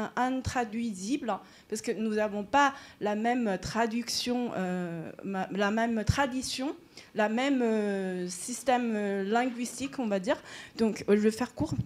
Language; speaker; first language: French; non-native, fluent; Chinese